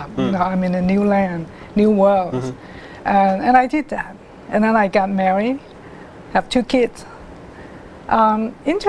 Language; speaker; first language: English; non-native, local second language; Cantonese